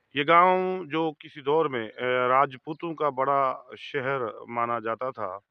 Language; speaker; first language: Urdu; non-native, local second language; Sindhi